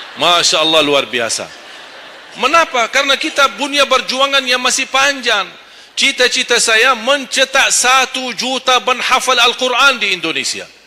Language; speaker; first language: Malay; non-native, fluent; Arabic